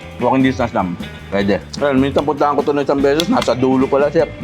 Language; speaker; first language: Filipino; native; Filipino